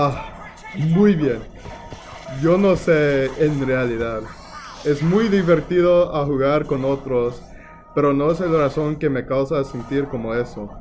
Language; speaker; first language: Spanish; non-native, learner; English